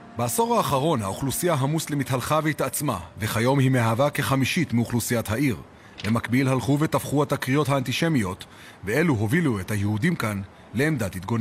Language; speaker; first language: Hebrew; native; Hebrew